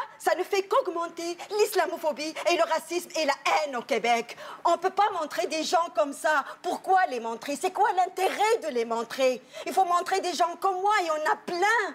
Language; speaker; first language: French; non-native, local second language; Arabic